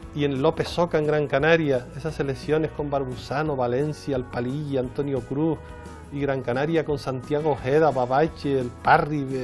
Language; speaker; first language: Spanish; native; Spanish